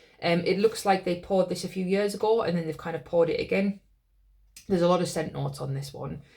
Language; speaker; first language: English; native; English